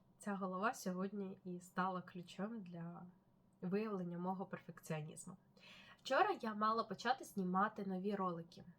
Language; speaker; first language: Ukrainian; non-native, local second language; Russian